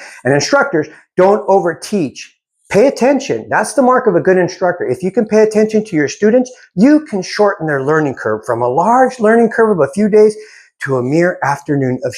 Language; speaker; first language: English; native; English